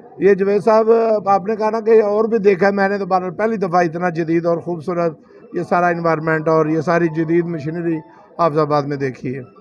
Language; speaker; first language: Urdu; non-native, local second language; Punjabi